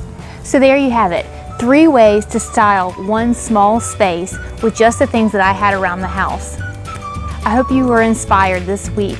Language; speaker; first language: English; native; English